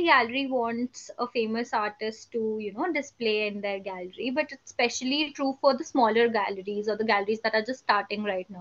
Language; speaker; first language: English; non-native, local second language; Hindi